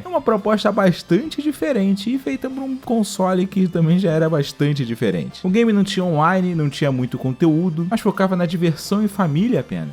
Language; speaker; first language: Portuguese; native; Portuguese